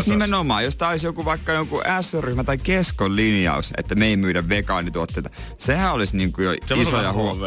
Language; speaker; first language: Finnish; native; Finnish